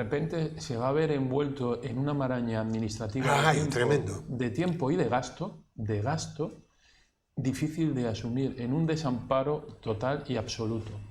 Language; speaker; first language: Spanish; native; Spanish